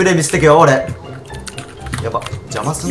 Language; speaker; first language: Japanese; native; Japanese